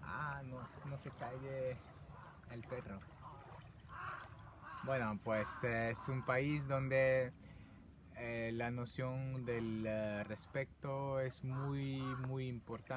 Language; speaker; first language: Spanish; non-native, fluent; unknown